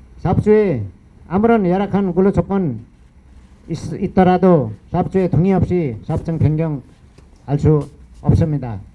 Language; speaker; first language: Korean; non-native, fluent; Nepali